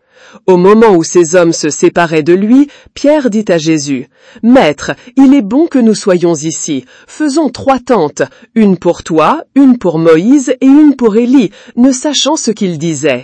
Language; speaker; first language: French; native; French